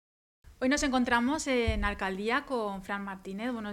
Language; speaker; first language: Spanish; native; Spanish